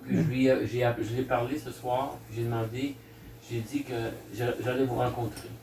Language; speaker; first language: French; native; French